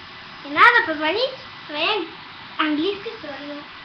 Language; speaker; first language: Russian; early bilingual, heritage; Russian